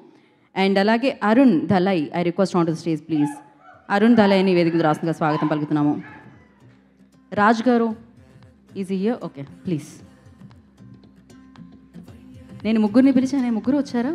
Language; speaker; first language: Telugu; native; Telugu